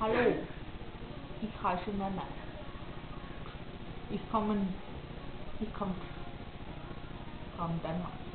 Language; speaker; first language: German; non-native, learner; Danish